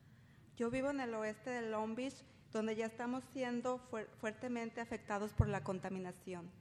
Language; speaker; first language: Spanish; native; Spanish